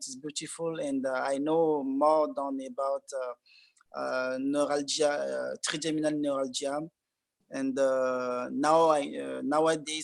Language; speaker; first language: English; non-native, learner; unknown